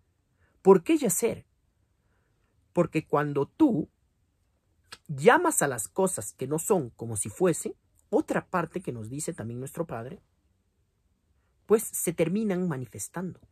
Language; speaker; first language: Spanish; native; Spanish